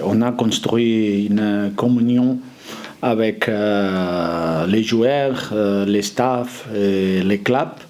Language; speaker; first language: French; non-native, fluent; Spanish